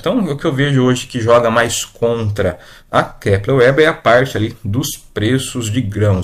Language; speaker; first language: Portuguese; native; Portuguese